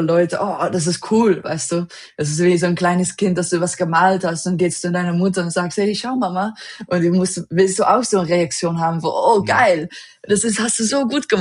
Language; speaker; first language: German; non-native, fluent; Dutch